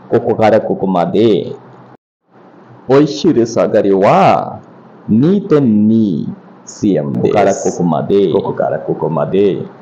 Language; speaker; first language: Japanese; non-native, learner; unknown